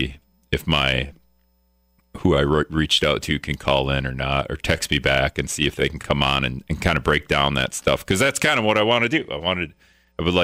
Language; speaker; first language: English; native; English